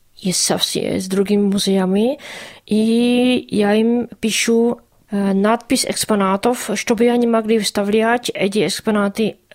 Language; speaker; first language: Russian; non-native, learner; Czech